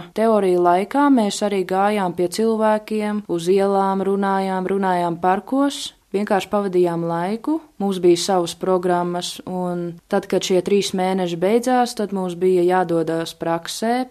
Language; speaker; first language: Latvian; native; Latvian